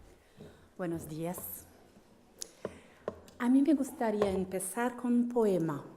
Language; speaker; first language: Spanish; non-native, fluent; Portuguese